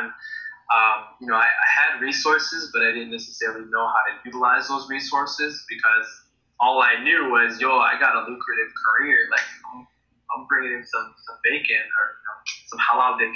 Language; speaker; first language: English; native; English